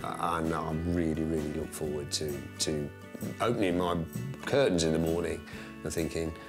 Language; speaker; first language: English; native; English